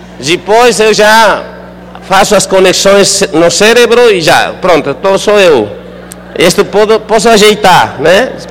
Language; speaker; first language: Portuguese; non-native, fluent; Spanish